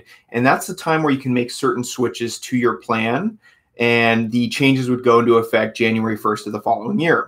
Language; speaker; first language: English; native; English